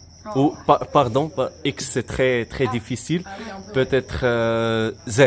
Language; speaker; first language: French; non-native, learner; Arabic